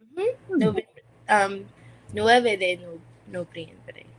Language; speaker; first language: Spanish; non-native, learner; English